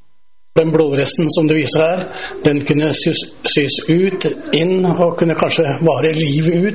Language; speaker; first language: Norwegian; native; Norwegian